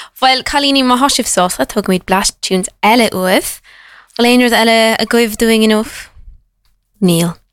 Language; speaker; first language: Irish; native; Irish